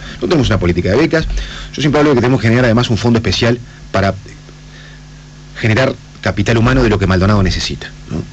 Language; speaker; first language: Spanish; native; Spanish